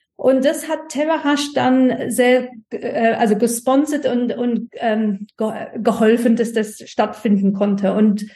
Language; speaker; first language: German; non-native, fluent; English